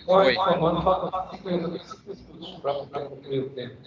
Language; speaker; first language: Portuguese; native; Portuguese